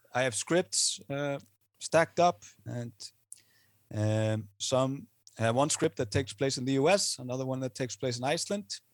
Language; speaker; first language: English; non-native, fluent; Icelandic